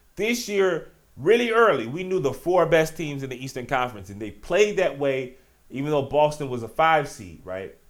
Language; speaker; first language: English; native; English